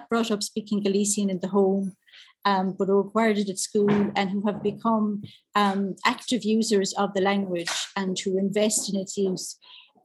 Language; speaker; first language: English; native; English